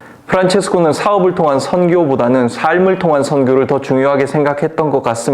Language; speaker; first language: Korean; native; Korean